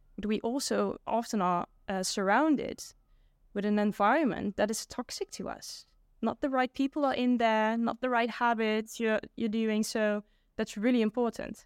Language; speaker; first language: English; non-native, fluent; Dutch